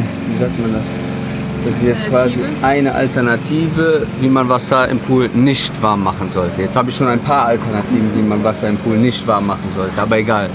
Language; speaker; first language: German; native; German